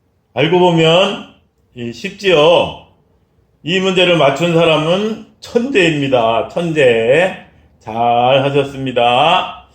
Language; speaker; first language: Korean; native; Korean